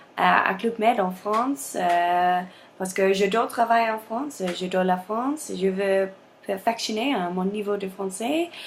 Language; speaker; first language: French; non-native, learner; English